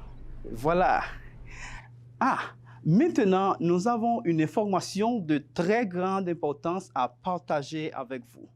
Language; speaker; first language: French; non-native, fluent; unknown